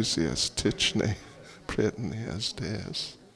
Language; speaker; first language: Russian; non-native, fluent; English